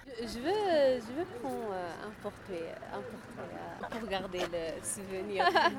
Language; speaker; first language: French; non-native, learner; Arabic